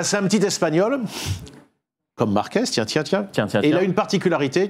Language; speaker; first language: French; native; French